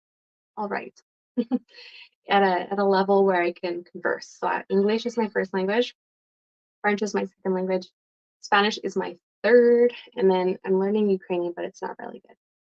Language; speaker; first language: English; non-native, fluent; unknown